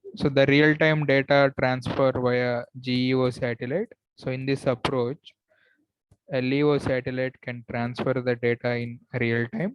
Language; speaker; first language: English; non-native, local second language; Telugu